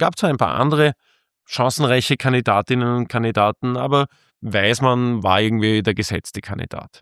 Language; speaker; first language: German; native; German